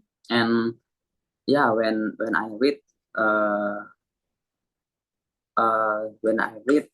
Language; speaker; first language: English; non-native, learner; Indonesian